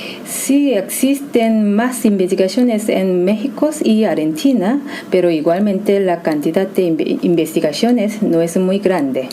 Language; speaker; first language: Spanish; non-native, fluent; Korean